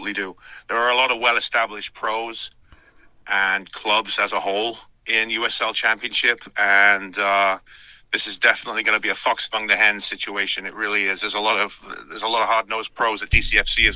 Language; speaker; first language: English; native; English